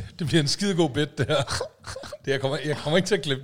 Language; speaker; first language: Danish; native; Danish